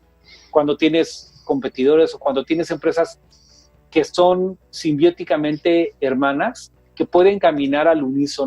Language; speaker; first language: Spanish; native; Spanish